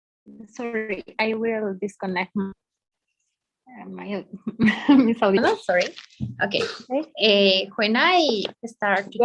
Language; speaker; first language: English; non-native, learner; Spanish